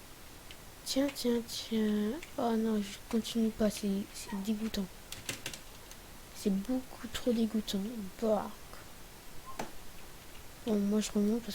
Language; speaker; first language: French; native; French